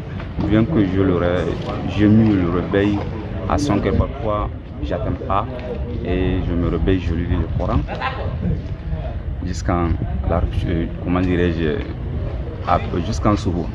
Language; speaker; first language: French; non-native, local second language; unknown